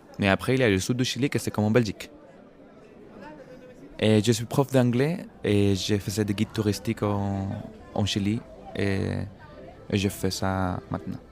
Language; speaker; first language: French; non-native, fluent; Spanish